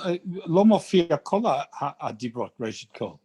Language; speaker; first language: Hebrew; non-native, fluent; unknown